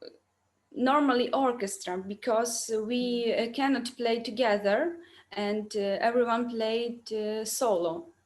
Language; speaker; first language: English; non-native, learner; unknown